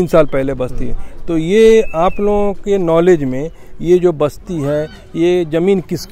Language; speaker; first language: Hindi; native; Hindi